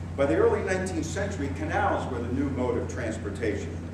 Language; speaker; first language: English; native; English